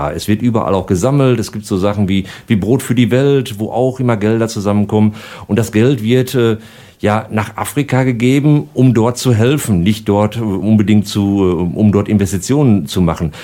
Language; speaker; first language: German; native; German